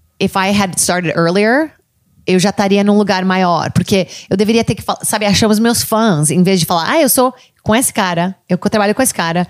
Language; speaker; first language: Portuguese; early bilingual, heritage; English